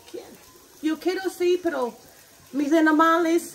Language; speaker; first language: Spanish; non-native, learner; English